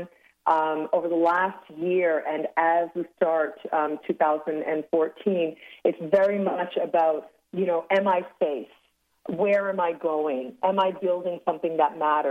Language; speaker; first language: English; native; English